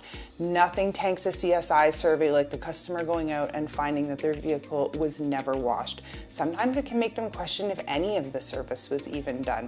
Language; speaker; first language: English; native; English